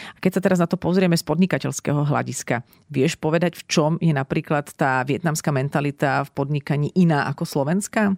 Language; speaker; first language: Slovak; native; Slovak